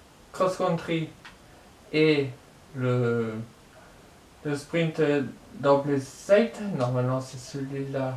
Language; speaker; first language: French; native; French